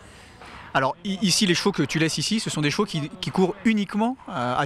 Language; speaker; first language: French; native; French